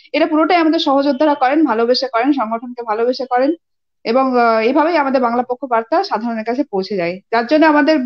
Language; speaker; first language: Bangla; native; Bangla